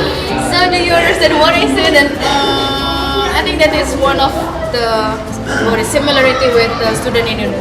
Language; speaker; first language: English; non-native, fluent; Indonesian